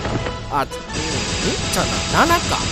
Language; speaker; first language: Japanese; native; Japanese